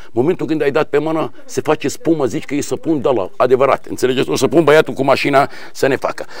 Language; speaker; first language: Romanian; non-native, fluent; Arabic